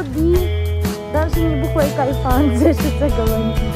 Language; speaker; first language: Chinese; non-native, learner; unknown